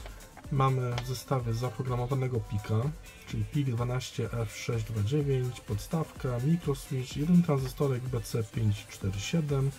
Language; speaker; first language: Polish; native; Polish